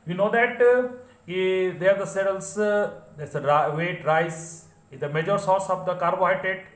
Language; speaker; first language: English; non-native, local second language; Hindi